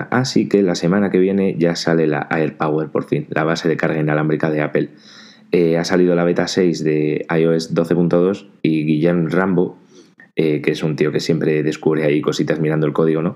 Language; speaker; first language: Spanish; native; Spanish